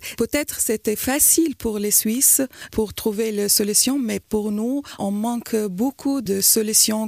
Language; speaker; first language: French; non-native, learner; Arabic